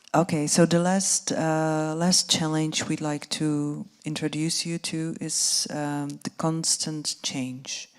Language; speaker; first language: English; non-native, fluent; Czech